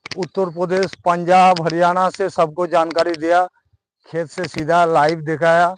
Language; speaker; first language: Hindi; non-native, local second language; Bangla